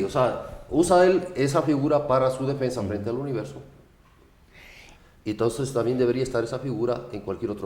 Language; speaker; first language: Spanish; native; Spanish